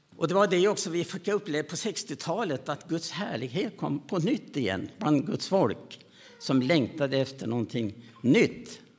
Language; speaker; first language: Swedish; native; Swedish